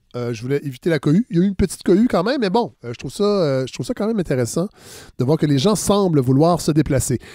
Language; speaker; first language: French; native; French